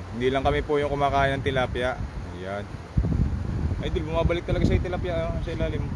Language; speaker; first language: Filipino; native; Filipino